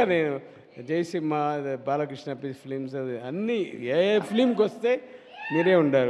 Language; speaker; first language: Telugu; non-native, learner; Tamil